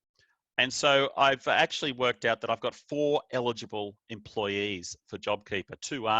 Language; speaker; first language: English; native; English